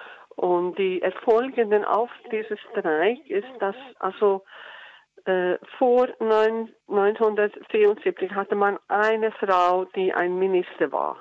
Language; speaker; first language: German; non-native, learner; Icelandic